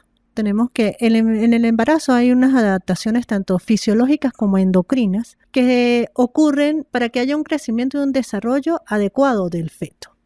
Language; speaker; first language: Spanish; native; Spanish